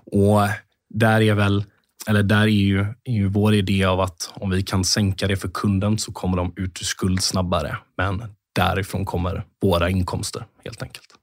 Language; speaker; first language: Swedish; native; Swedish